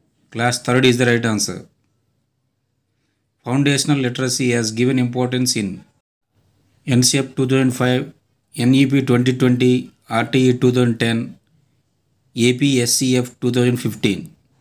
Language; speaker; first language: English; non-native, local second language; Telugu